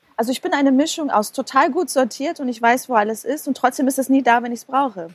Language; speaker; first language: German; non-native, fluent; Portuguese